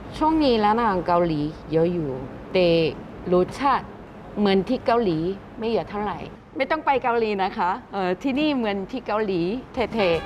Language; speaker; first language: Thai; non-native, learner; Korean